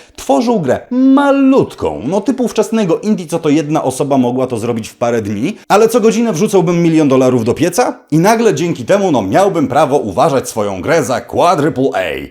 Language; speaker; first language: Polish; native; Polish